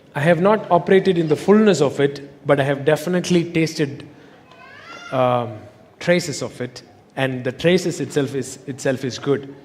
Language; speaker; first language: English; non-native, local second language; Tamil